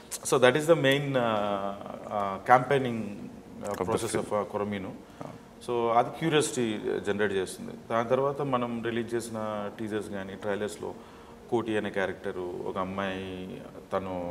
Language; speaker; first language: Telugu; native; Telugu